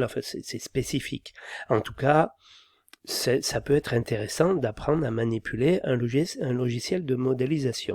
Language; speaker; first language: French; native; French